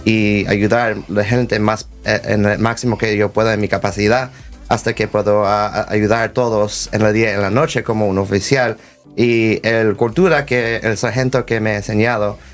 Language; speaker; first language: Spanish; early bilingual, heritage; Spanish